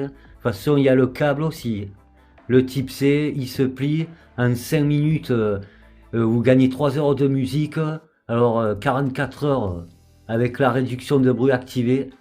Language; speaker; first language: French; native; French